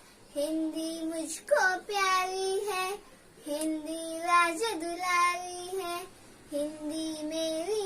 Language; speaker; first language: Hindi; non-native, local second language; Marathi